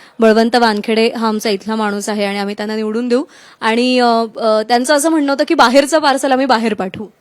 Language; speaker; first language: Marathi; native; Marathi